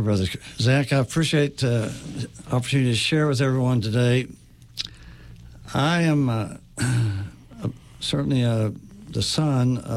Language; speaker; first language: English; native; English